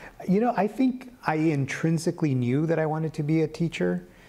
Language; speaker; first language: English; early bilingual, other home language; Spanish